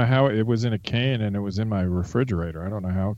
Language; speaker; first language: English; native; English